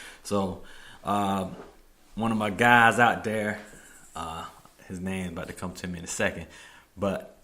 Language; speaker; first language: English; native; English